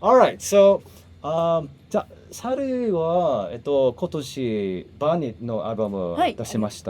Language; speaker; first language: Japanese; non-native, learner; English